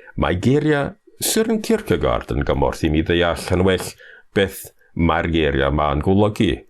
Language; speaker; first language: Welsh; non-native, fluent; English